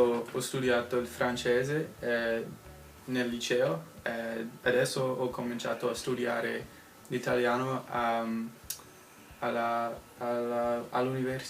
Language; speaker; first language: Italian; non-native, learner; English